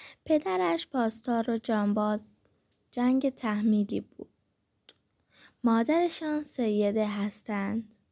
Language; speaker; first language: Persian; native; Persian